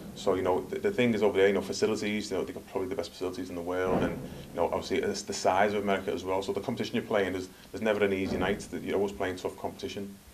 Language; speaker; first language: English; native; English